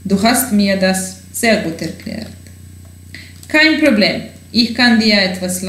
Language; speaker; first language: German; non-native, fluent; Serbian